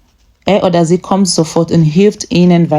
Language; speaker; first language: German; non-native, fluent; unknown